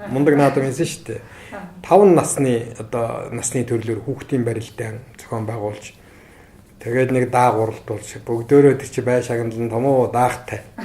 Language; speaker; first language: Mongolian; native; Mongolian